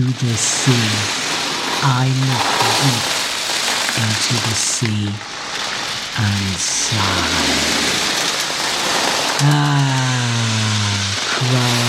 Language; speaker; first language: English; native; English